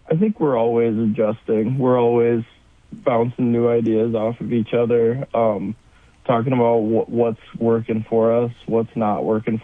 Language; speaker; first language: English; native; English